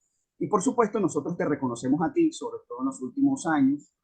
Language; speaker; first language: Spanish; native; Spanish